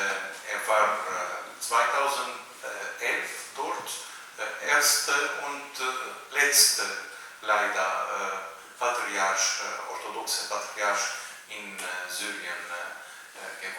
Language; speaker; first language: German; non-native, learner; Arabic